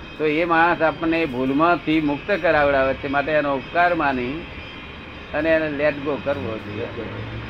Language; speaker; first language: Gujarati; native; Gujarati